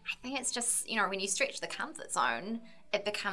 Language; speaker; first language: English; native; English